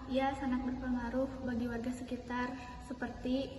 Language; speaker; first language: Indonesian; native; Indonesian